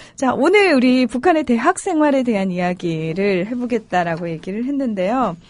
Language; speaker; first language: Korean; native; Korean